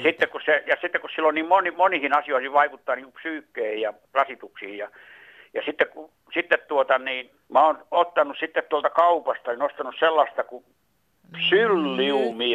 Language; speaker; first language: Finnish; native; Finnish